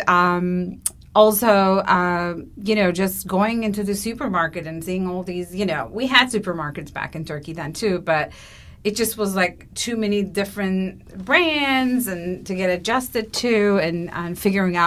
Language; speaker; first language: English; non-native, fluent; Turkish